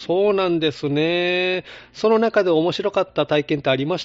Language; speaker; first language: Japanese; native; Japanese